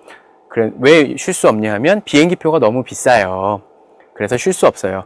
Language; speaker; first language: Korean; native; Korean